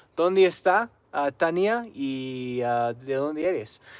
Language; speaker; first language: Spanish; non-native, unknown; English